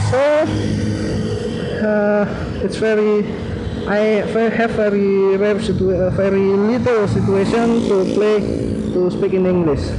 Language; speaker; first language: English; non-native, learner; Indonesian